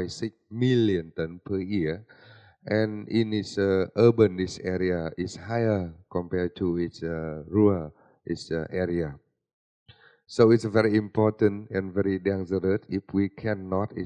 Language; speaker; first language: English; non-native, learner; Vietnamese